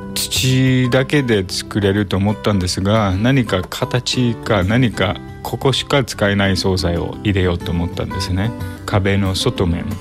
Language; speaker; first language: Japanese; non-native, fluent; English